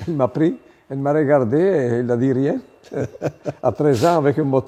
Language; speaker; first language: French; non-native, learner; Italian